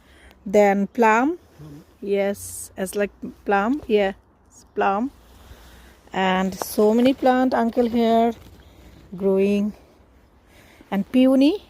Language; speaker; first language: English; non-native, learner; Bangla